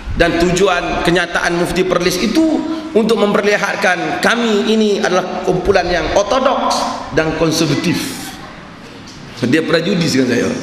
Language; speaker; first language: Malay; native; Malay